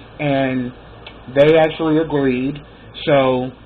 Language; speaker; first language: English; native; English